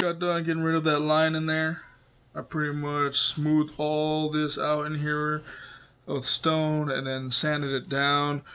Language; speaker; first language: English; native; English